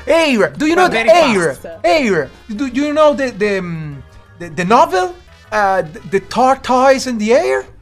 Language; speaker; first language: English; non-native, fluent; Italian